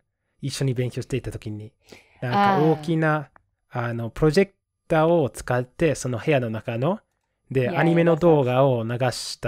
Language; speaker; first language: Japanese; non-native, fluent; English